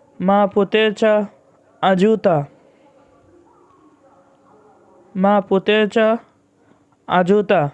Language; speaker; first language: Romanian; non-native, fluent; Bangla